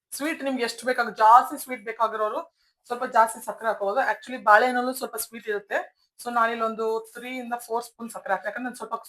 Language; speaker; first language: Kannada; native; Kannada